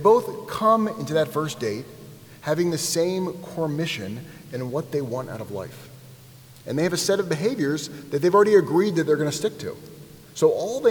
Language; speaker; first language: English; native; English